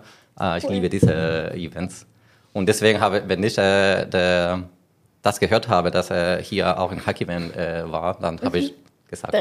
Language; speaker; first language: German; non-native, learner; Spanish